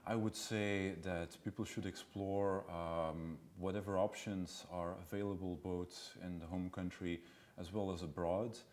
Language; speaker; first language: English; non-native, fluent; Dutch